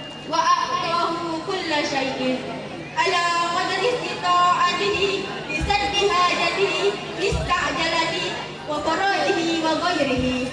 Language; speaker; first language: Arabic; non-native, learner; Indonesian